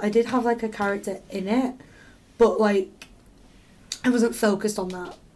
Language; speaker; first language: English; native; English